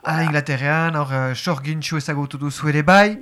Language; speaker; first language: Basque; native; Basque